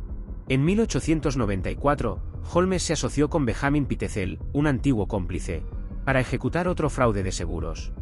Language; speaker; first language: Spanish; native; Spanish